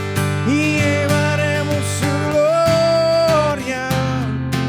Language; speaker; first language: Spanish; non-native, fluent; English